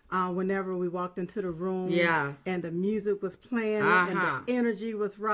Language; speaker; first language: English; native; English